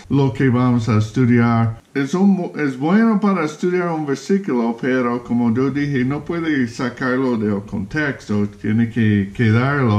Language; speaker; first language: Spanish; non-native, learner; English